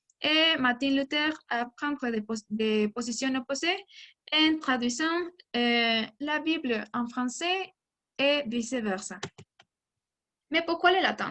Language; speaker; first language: French; non-native, learner; Spanish